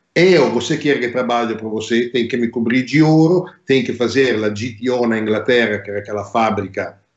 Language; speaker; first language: Portuguese; non-native, fluent; Italian